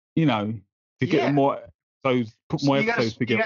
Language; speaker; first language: English; native; English